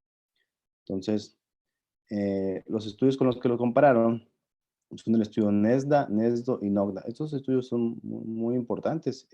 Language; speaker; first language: Spanish; native; Spanish